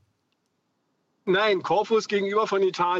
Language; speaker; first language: German; non-native, fluent; Greek